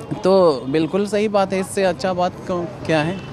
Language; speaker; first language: Hindi; non-native, learner; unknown